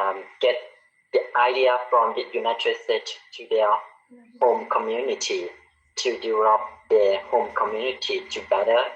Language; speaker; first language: English; non-native, learner; Khmer